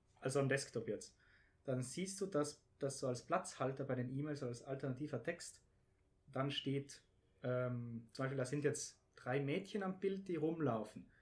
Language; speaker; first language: German; native; German